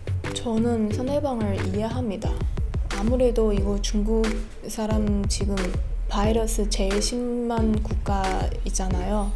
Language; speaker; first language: Korean; non-native, learner; Chinese